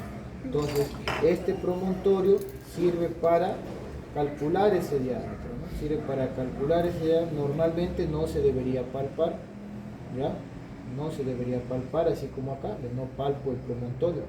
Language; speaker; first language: Spanish; native; Spanish